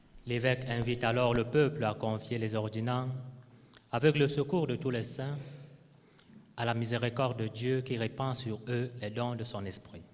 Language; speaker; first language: French; native; French